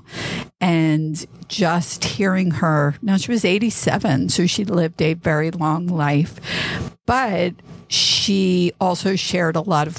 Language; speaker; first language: English; native; English